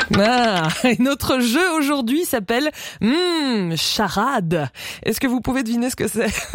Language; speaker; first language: French; native; French